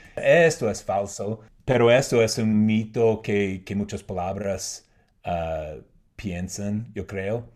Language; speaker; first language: Spanish; non-native, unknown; English